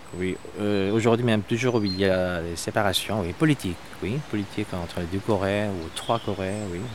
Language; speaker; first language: French; non-native, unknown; Korean